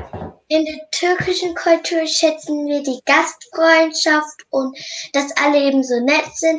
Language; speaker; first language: German; early bilingual, other home language; Turkish